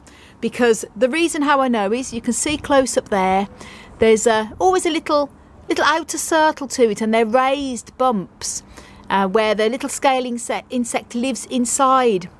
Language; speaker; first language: English; native; English